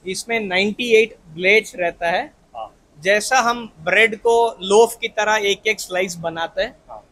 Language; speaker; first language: Hindi; non-native, local second language; Kannada